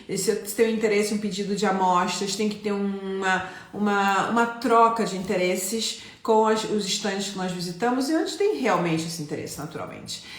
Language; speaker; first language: Portuguese; non-native, fluent; Italian